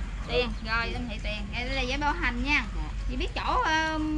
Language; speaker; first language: Vietnamese; native; Vietnamese